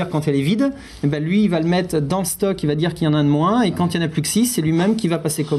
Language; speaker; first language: French; native; French